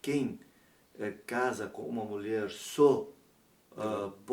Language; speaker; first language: Portuguese; non-native, learner; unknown